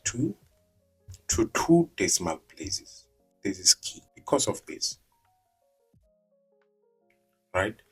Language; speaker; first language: English; non-native, local second language; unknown